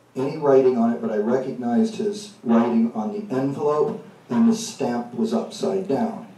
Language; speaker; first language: English; native; English